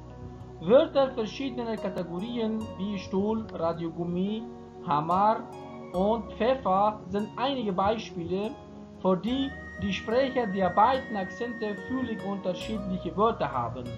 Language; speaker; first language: German; non-native, fluent; Persian